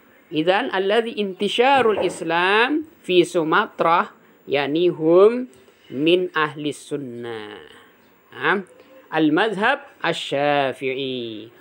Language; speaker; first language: Arabic; non-native, fluent; Indonesian